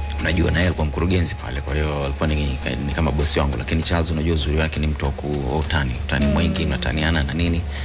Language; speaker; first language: Swahili; native; Swahili